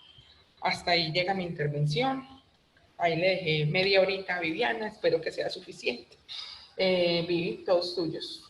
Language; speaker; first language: Spanish; native; Spanish